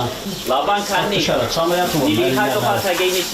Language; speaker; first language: Chinese; non-native, fluent; Turkish